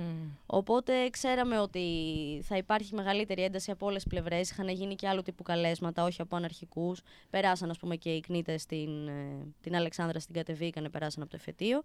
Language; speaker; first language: Greek; native; Greek